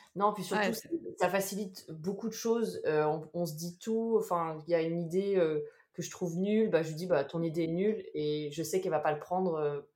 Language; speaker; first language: French; native; French